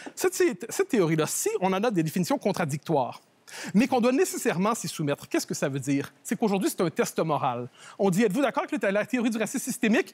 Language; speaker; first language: French; native; French